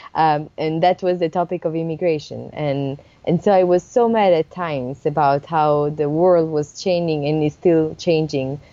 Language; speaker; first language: English; non-native, fluent; Italian